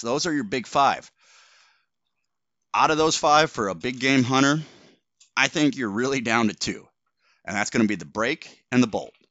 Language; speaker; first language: English; native; English